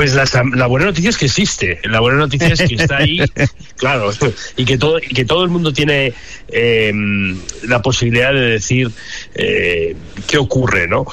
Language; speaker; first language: Spanish; native; Spanish